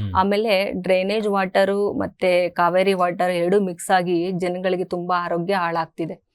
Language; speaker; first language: Kannada; native; Kannada